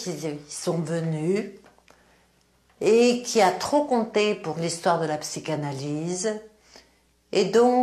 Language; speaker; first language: French; native; French